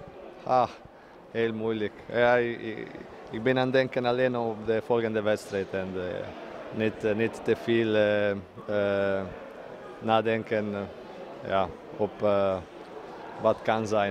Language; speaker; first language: Dutch; non-native, learner; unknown